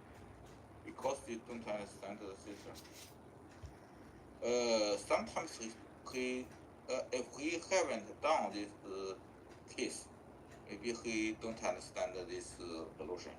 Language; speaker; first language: English; non-native, learner; Chinese